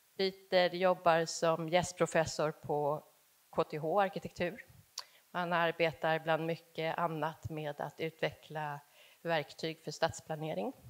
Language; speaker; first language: Swedish; native; Swedish